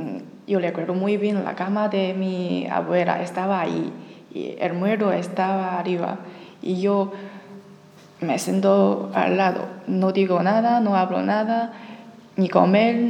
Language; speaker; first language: Spanish; non-native, learner; Chinese